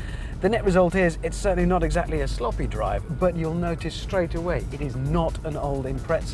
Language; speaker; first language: English; native; English